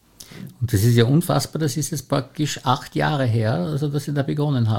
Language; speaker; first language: German; native; German